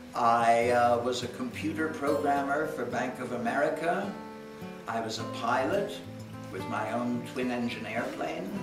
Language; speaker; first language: English; native; English